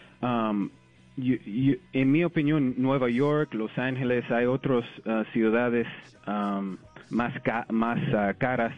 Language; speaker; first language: Spanish; early bilingual, heritage; English